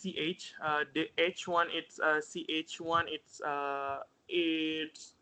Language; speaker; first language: English; non-native, fluent; Indonesian